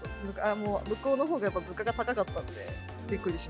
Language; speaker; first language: Japanese; native; Japanese